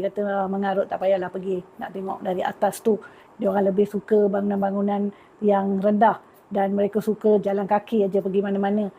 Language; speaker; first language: Malay; native; Malay